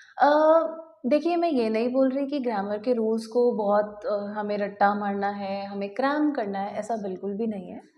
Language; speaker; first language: Hindi; native; Hindi